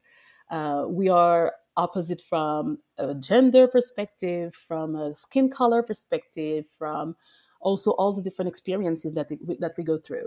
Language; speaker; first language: English; non-native, fluent; French